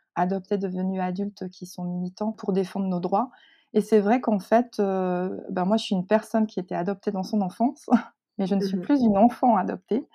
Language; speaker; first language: French; native; French